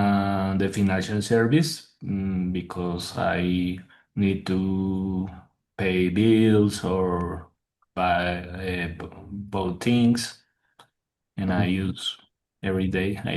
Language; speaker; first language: English; non-native, learner; Spanish